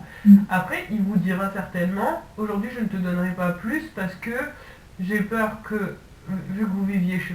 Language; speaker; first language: French; native; French